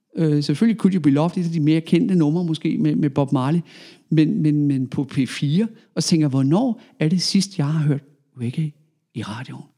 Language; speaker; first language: Danish; native; Danish